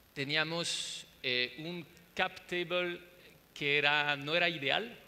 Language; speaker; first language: Spanish; non-native, fluent; French